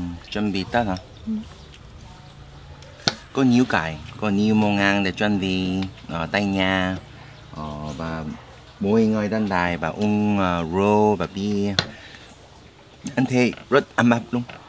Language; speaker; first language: Vietnamese; non-native, learner; Korean